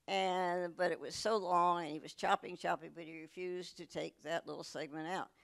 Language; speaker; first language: English; native; English